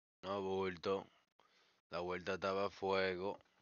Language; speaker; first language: Spanish; early bilingual, other home language; English